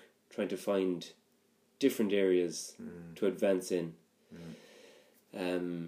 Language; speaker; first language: English; native; English